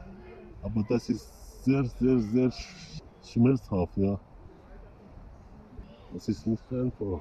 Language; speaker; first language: German; non-native, learner; Persian